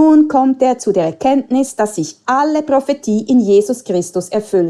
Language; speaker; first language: German; native; German